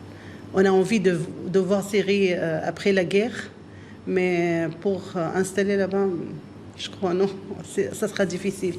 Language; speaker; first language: French; non-native, learner; Arabic